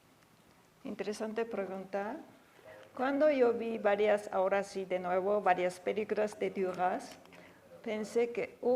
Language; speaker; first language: Spanish; non-native, fluent; Japanese